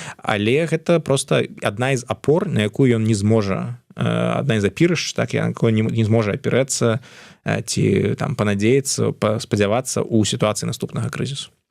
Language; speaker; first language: Belarusian; non-native, local second language; Russian